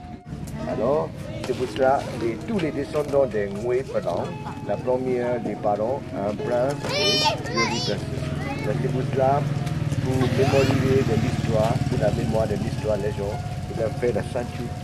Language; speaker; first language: French; non-native, fluent; Burmese